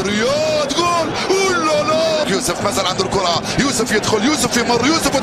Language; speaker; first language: Arabic; native; Arabic